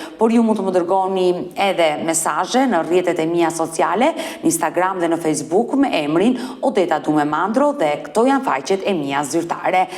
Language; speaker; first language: Albanian; native; Albanian